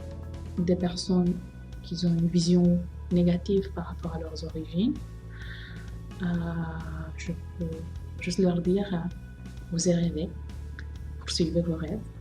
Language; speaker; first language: French; non-native, fluent; Romanian